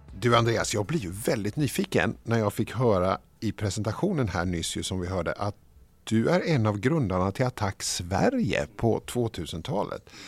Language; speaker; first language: Swedish; native; Swedish